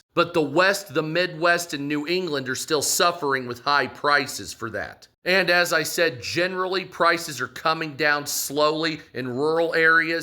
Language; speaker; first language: English; native; English